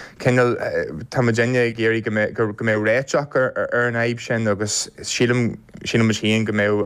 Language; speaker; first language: Irish; native; Irish